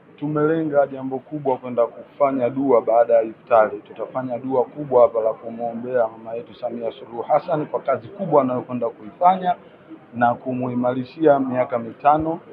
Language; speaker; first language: Swahili; native; Swahili